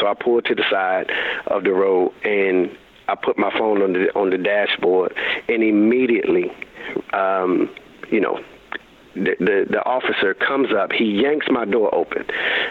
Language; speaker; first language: English; native; English